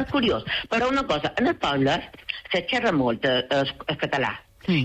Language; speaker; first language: Catalan; non-native, local second language; Spanish